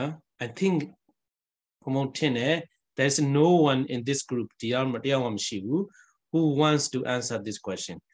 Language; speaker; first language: English; non-native, fluent; Burmese